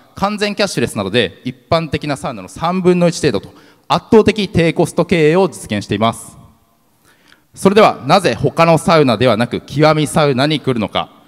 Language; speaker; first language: Japanese; native; Japanese